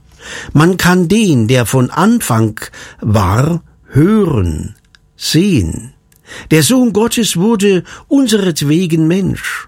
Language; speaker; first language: German; native; German